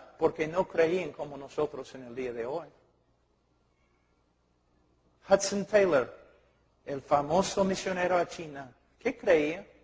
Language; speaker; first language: Spanish; non-native, fluent; English